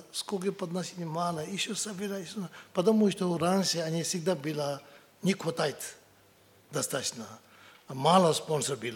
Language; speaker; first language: Russian; non-native, learner; Tibetan